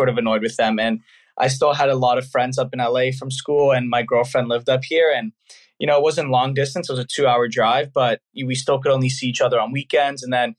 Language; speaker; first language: English; native; English